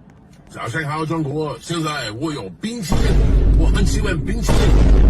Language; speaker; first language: Chinese; non-native, learner; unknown